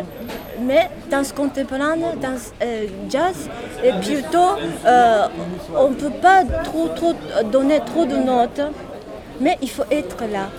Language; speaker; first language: French; non-native, learner; Japanese